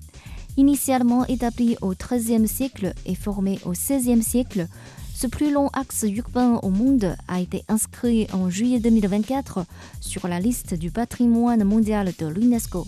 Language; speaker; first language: French; non-native, fluent; Chinese